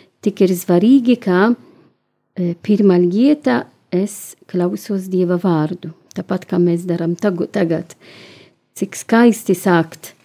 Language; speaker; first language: Latvian; non-native, learner; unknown